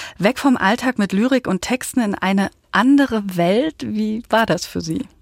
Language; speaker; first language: German; native; German